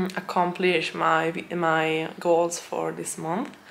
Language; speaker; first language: English; non-native, fluent; Italian